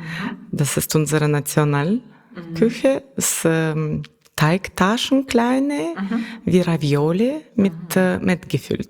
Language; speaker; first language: German; non-native, learner; Russian